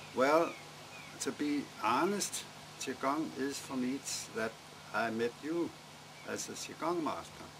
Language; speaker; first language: English; non-native, fluent; Danish